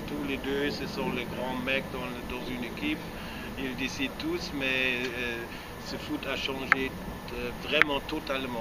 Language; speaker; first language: French; non-native, fluent; German